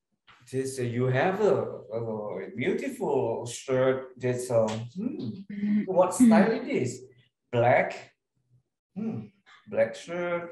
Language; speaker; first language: English; non-native, learner; Indonesian